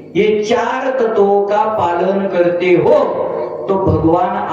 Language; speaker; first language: Hindi; non-native, local second language; Marathi